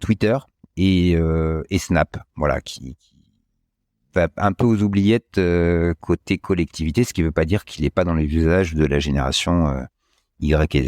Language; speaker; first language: French; native; French